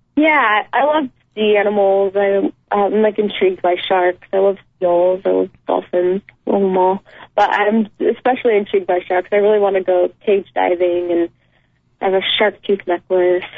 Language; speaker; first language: English; native; English